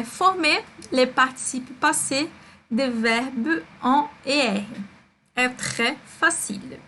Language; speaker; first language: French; non-native, fluent; Portuguese